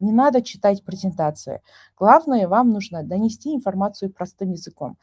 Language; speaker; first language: Russian; non-native, local second language; Kazakh